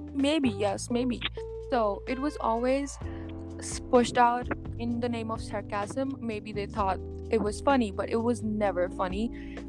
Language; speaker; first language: English; non-native, local second language; Punjabi